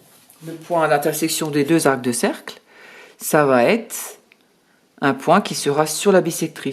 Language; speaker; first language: French; native; French